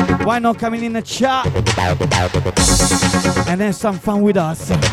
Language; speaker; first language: English; non-native, fluent; Italian